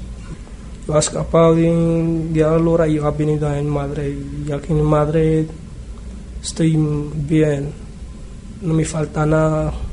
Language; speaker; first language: Spanish; non-native, learner; Arabic